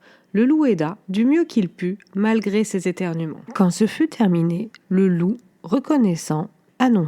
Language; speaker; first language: French; native; French